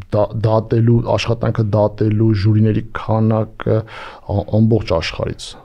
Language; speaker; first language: Armenian; native; Armenian